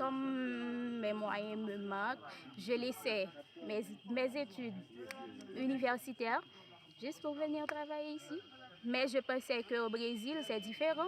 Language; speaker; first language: French; non-native, local second language; Haitian Creole